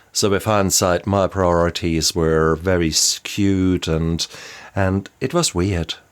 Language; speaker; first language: English; non-native, fluent; German